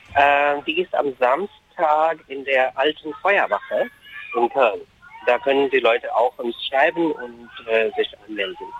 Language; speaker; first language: German; non-native, fluent; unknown